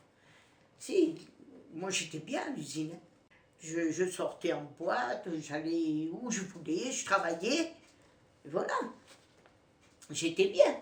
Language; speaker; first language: French; native; French